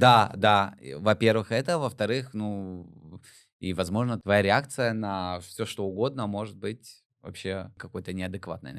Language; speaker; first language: Russian; native; Russian